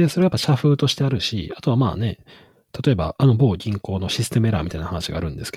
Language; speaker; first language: Japanese; native; Japanese